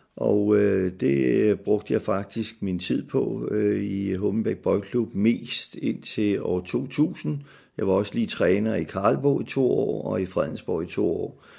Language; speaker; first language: Danish; native; Danish